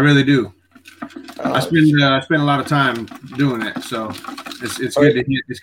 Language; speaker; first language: English; native; English